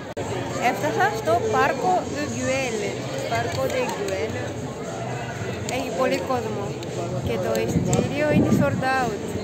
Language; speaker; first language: Greek; non-native, fluent; Japanese